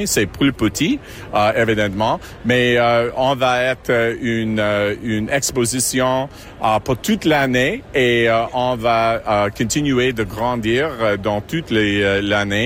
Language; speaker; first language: French; non-native, local second language; English